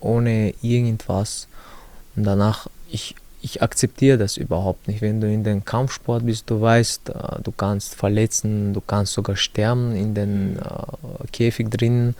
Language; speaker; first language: German; non-native, learner; Chechen